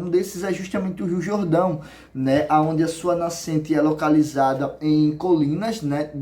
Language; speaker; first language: Portuguese; native; Portuguese